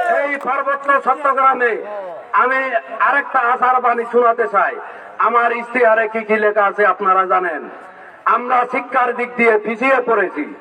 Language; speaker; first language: Bangla; non-native, local second language; Chakma